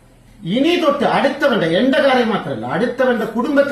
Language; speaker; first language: Malayalam; non-native, fluent; Tamil